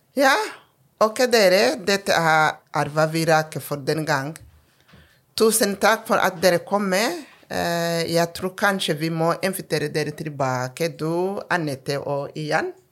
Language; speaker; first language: Norwegian; non-native, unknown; Kinyarwanda